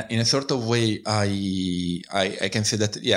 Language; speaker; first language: English; non-native, fluent; Italian